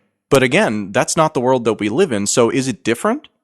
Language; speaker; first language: English; native; English